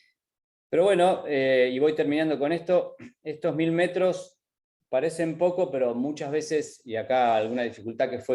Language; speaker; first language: Spanish; native; Spanish